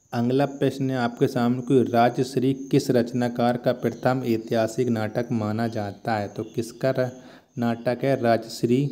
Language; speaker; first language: Hindi; native; Hindi